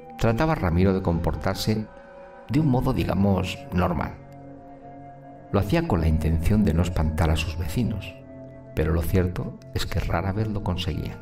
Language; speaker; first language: Spanish; native; Spanish